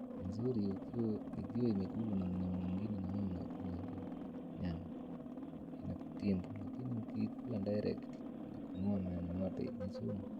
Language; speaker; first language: Swahili; native; Swahili